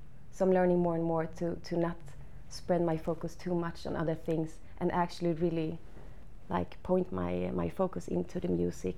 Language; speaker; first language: English; non-native, fluent; Swedish